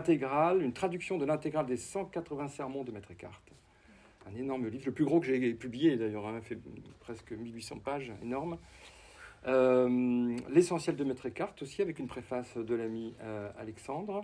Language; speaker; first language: French; native; French